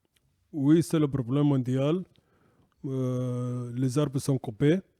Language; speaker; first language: French; non-native, learner; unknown